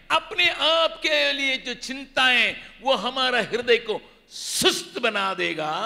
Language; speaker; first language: Hindi; non-native, local second language; Tamil